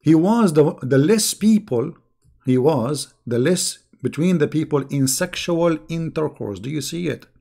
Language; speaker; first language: English; non-native, fluent; Arabic